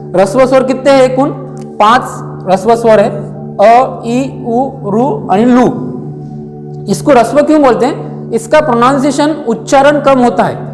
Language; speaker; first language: Hindi; non-native, local second language; Marathi